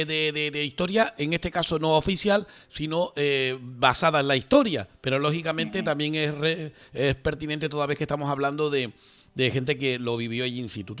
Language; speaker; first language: Spanish; native; Spanish